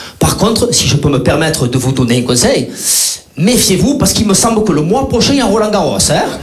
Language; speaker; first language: French; native; French